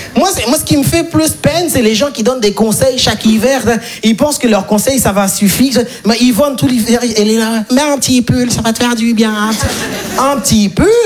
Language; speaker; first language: French; non-native, local second language; Haitian Creole